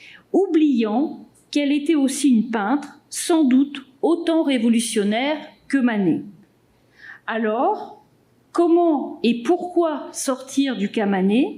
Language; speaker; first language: French; native; French